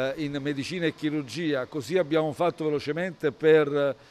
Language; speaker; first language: Italian; native; Italian